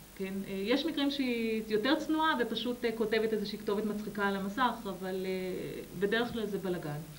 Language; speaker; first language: Hebrew; native; Hebrew